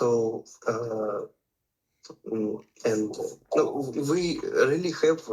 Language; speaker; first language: English; non-native, learner; Russian